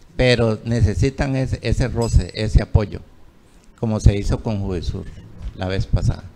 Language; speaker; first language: Spanish; native; Spanish